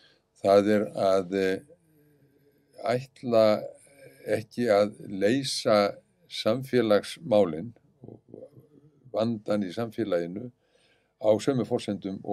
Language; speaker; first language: Icelandic; native; Icelandic